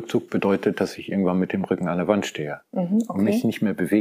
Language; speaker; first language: German; native; German